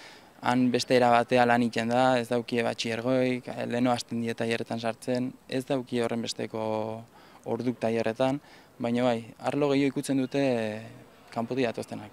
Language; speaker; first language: Basque; native; Basque